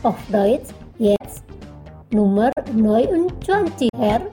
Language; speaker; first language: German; non-native, fluent; Indonesian